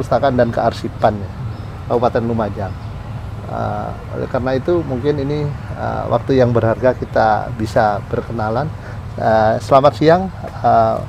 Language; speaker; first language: Indonesian; native; Indonesian